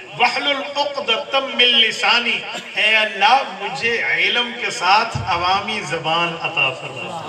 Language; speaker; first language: Urdu; non-native, local second language; Punjabi